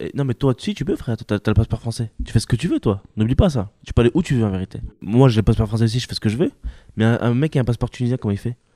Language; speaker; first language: French; early bilingual, other home language; Arabic